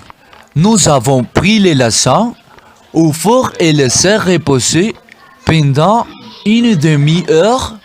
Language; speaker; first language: French; non-native, learner; Spanish